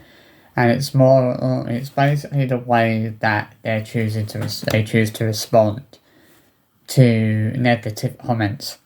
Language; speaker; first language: English; native; English